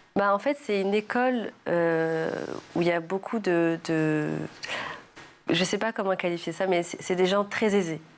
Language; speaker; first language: French; early bilingual, other home language; Arabic